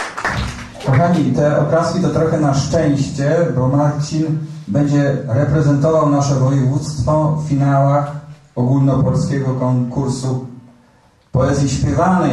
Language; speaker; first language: Polish; native; Polish